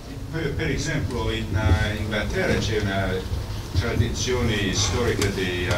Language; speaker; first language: Italian; non-native, learner; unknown